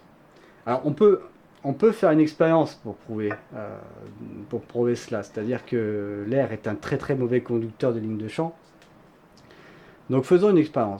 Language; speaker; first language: French; native; French